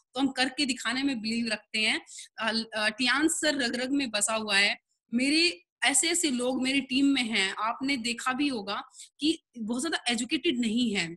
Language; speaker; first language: Hindi; native; Hindi